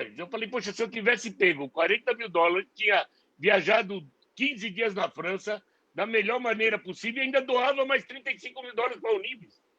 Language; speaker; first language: Portuguese; non-native, fluent; Hebrew